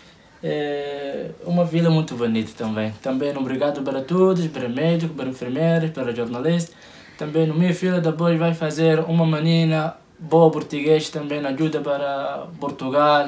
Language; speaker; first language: Portuguese; non-native, learner; Arabic